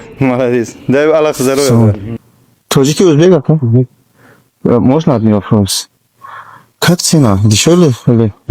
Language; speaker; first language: Russian; non-native, learner; Tajik